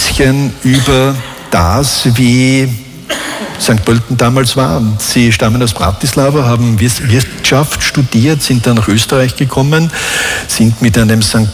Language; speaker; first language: German; native; German